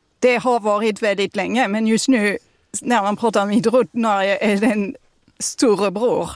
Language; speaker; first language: Swedish; non-native, fluent; French